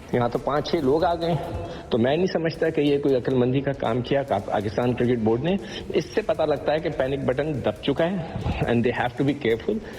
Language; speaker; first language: Urdu; non-native, local second language; Punjabi